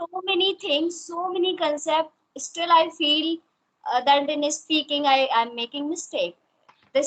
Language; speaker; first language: English; non-native, local second language; Hindi